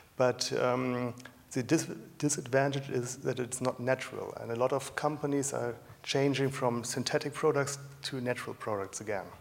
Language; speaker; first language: English; non-native, fluent; German